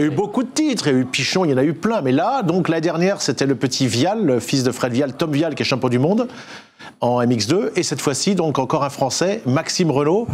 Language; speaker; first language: French; native; French